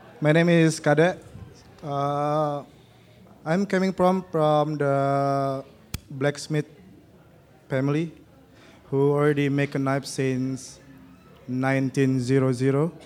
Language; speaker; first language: English; non-native, learner; Indonesian